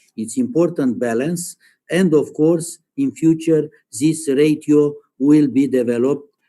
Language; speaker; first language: English; non-native, learner; Romanian